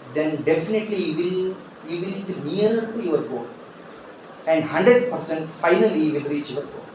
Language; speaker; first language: English; non-native, local second language; Kannada